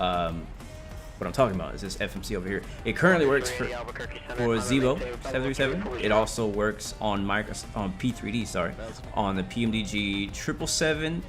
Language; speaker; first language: English; native; English